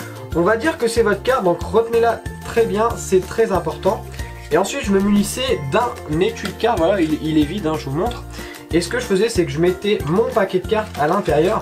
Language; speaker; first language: French; native; French